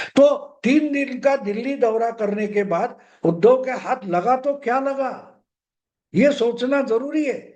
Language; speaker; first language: Hindi; non-native, local second language; Marathi